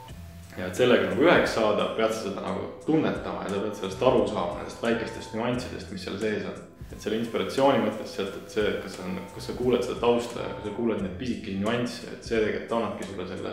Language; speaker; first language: Estonian; native; Estonian